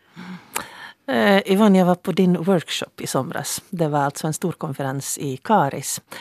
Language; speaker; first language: Swedish; native; Swedish